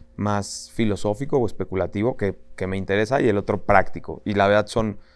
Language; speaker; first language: Spanish; native; Spanish